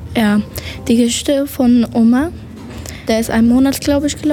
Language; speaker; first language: German; non-native, learner; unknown